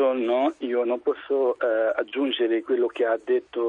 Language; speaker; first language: Italian; non-native, fluent; Arabic